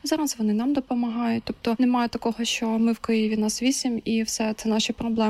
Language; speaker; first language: Ukrainian; native; Ukrainian